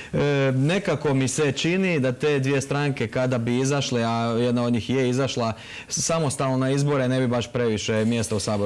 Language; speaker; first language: Croatian; native; Croatian